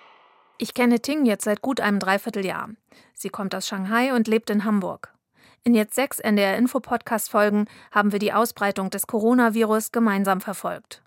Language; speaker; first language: German; native; German